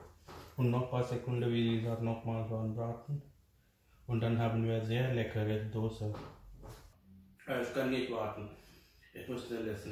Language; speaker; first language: German; non-native, learner; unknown